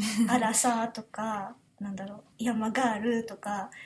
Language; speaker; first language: Japanese; early bilingual, heritage; Japanese